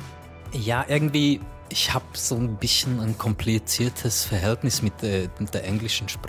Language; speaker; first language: German; native; German